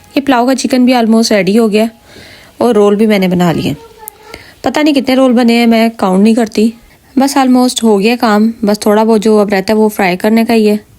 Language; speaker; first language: Urdu; non-native, local second language; Punjabi